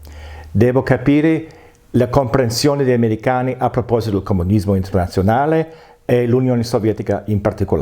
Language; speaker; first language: Italian; non-native, fluent; English